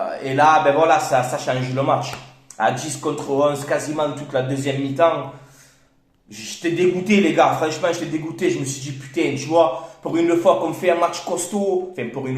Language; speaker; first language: French; native; French